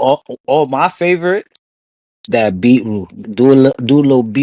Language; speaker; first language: English; native; English